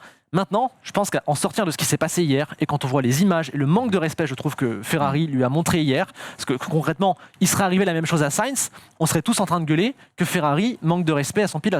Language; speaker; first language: French; native; French